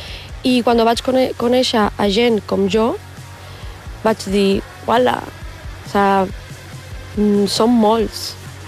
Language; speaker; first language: Catalan; early bilingual, other home language; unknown